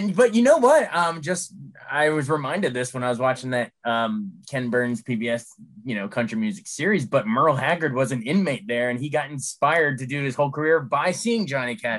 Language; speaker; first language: English; native; English